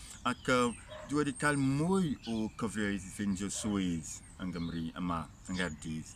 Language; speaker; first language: Welsh; non-native, fluent; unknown